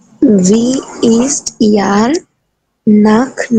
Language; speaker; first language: German; non-native, learner; Bangla